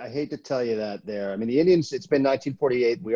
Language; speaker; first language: English; native; English